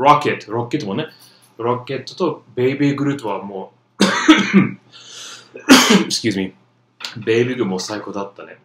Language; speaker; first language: Japanese; non-native, fluent; English